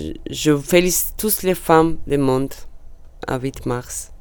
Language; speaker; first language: French; non-native, learner; Georgian